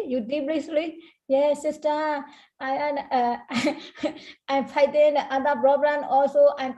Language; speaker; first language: English; non-native, learner; Burmese